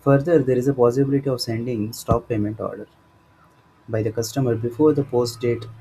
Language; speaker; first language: English; non-native, local second language; Kannada